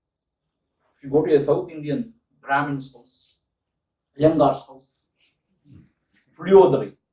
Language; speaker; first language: English; non-native, local second language; Tamil